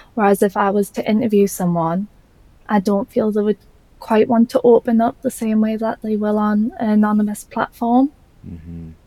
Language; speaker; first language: English; native; English